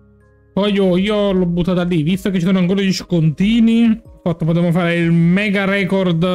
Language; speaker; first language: Italian; native; Italian